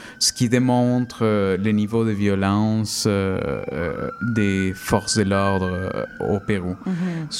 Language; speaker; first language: French; non-native, fluent; Spanish